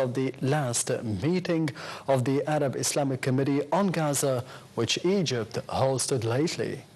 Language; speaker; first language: English; non-native, local second language; Arabic